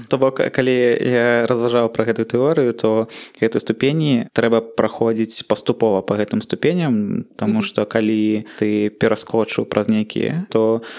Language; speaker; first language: Belarusian; non-native, local second language; Russian